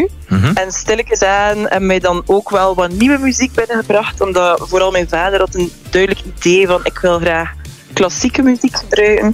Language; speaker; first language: Dutch; native; Dutch